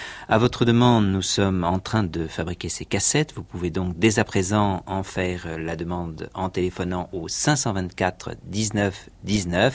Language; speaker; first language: French; native; French